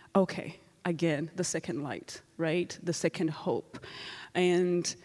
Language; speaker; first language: English; non-native, local second language; Kinyarwanda